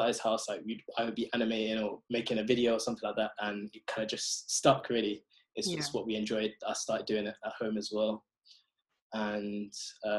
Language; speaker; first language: English; native; English